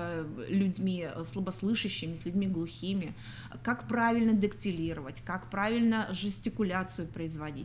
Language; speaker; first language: Russian; native; Russian